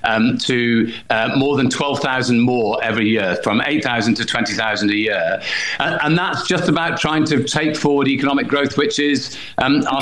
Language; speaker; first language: English; native; English